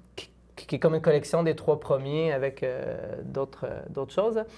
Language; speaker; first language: French; native; French